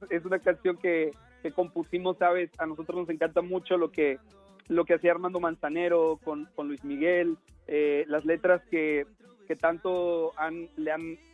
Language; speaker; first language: Spanish; native; Spanish